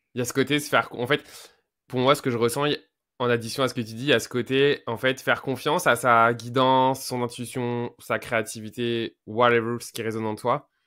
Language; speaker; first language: French; native; French